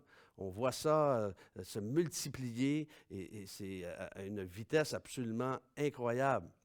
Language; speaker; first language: French; native; French